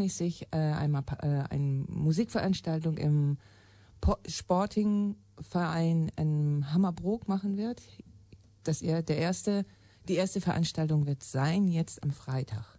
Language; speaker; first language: German; native; German